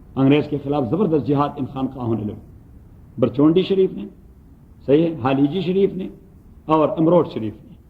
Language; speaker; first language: Urdu; non-native, local second language; Pashto